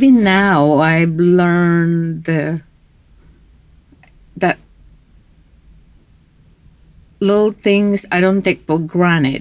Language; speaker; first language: English; non-native, local second language; Cebuano